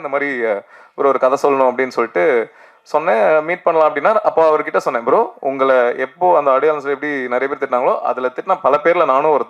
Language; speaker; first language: Tamil; native; Tamil